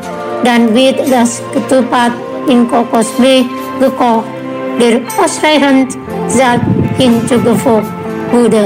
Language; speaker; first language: German; non-native, learner; Indonesian